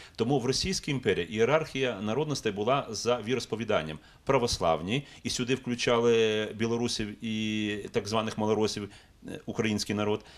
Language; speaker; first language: Ukrainian; native; Ukrainian